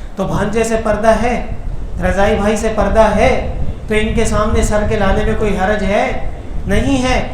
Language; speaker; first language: Urdu; non-native, local second language; Pashto